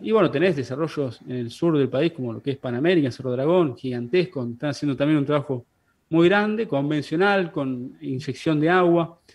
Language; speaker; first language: Spanish; native; Spanish